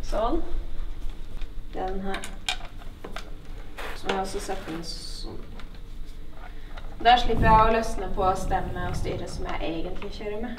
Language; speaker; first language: Norwegian; native; Norwegian